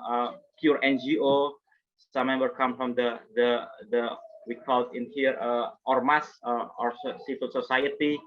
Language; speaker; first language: English; non-native, fluent; Indonesian